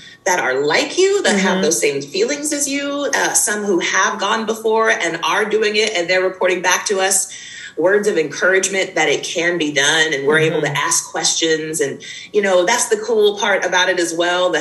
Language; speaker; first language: English; native; English